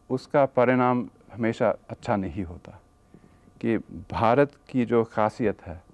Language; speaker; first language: Hindi; non-native, fluent; English